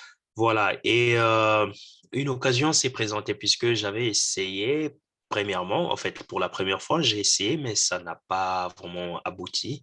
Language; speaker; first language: French; non-native, local second language; Lingala